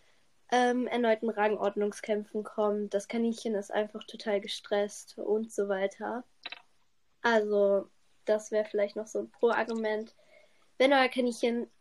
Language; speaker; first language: German; native; German